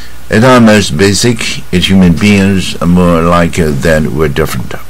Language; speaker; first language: English; non-native, fluent; Chinese